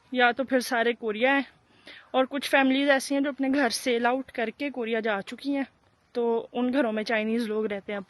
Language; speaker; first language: Hindi; early bilingual, other home language; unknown